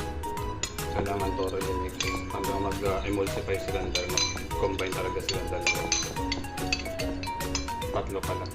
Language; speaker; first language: Filipino; native; Filipino